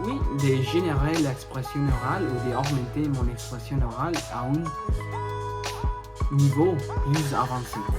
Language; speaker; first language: French; non-native, learner; Spanish